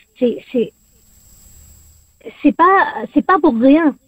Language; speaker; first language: French; non-native, learner; Arabic